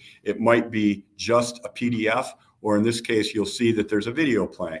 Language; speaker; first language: English; native; English